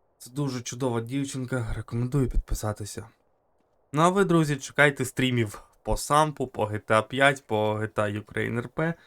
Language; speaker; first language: Ukrainian; native; Ukrainian